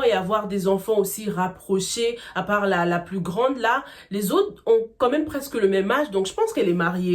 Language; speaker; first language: French; native; French